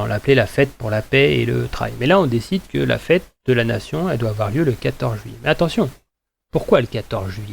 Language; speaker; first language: French; native; French